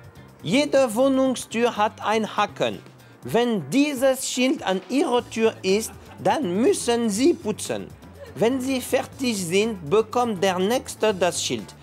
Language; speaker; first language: German; non-native, fluent; French